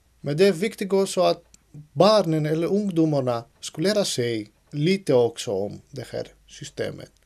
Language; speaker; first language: Swedish; non-native, fluent; Greek